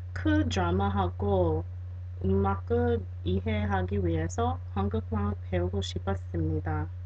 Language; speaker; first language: Korean; non-native, fluent; English